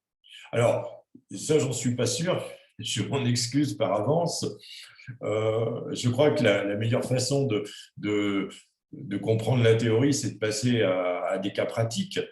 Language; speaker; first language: French; native; French